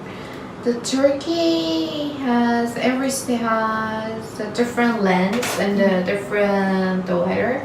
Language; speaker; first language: English; non-native, learner; Turkish